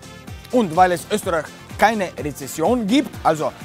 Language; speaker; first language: German; non-native, learner; Slovenian